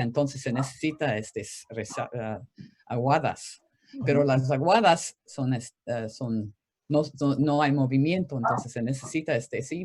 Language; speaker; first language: Spanish; non-native, fluent; English